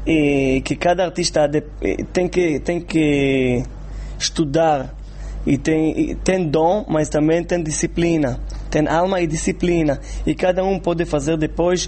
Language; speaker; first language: Portuguese; non-native, fluent; Hebrew